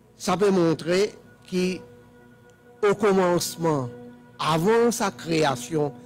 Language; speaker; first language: French; non-native, learner; Telugu